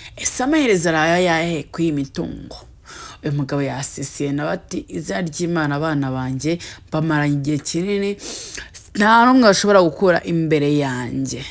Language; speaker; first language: Kinyarwanda; native; Kinyarwanda